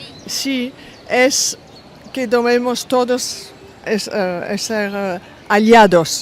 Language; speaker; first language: Spanish; non-native, fluent; French